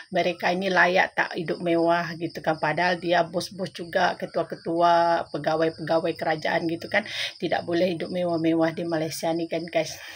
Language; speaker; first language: Malay; non-native, local second language; Minangkabau